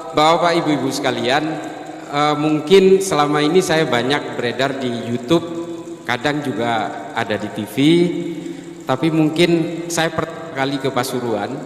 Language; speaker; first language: Indonesian; non-native, local second language; Madurese